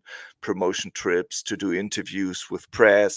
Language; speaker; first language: English; non-native, fluent; German